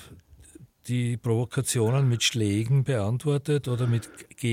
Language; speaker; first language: German; native; German